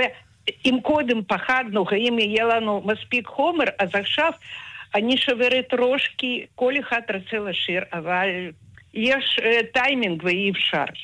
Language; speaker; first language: Hebrew; non-native, fluent; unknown